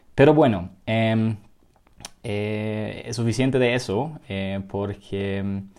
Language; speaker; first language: Spanish; non-native, fluent; German